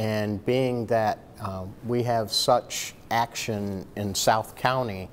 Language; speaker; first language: English; native; English